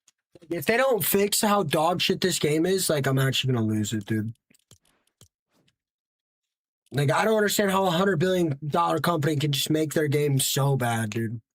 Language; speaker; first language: English; native; English